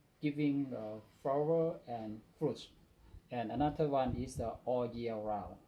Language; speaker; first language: English; non-native, learner; Thai